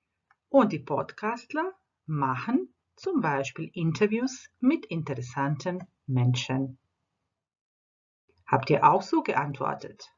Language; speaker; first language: German; non-native, fluent; Croatian